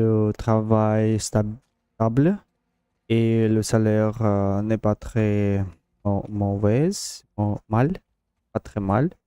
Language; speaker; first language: French; non-native, learner; Russian